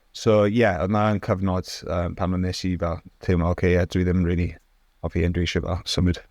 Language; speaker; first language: Welsh; non-native, local second language; English